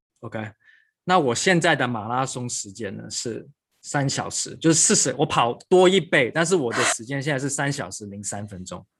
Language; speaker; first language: Chinese; non-native, local second language; Cantonese